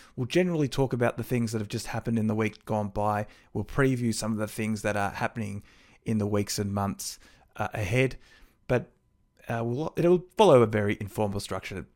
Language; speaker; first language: English; native; English